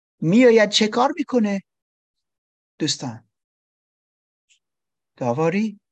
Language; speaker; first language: Persian; non-native, learner; English